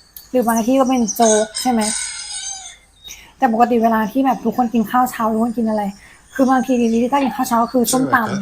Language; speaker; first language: Thai; native; Thai